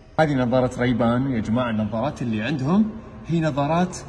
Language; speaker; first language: Arabic; native; Arabic